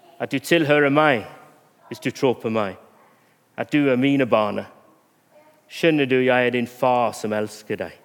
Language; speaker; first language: Norwegian; non-native, fluent; English